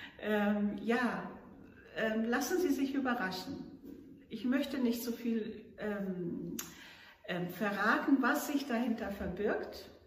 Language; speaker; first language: German; native; German